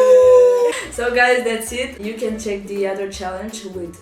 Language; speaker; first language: English; non-native, fluent; Croatian